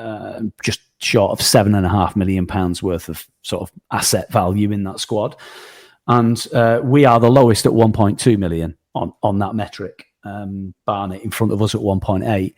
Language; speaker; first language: English; native; English